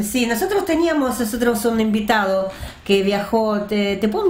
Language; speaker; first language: Spanish; early bilingual, heritage; Russian